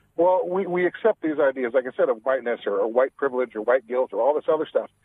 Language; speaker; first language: English; native; English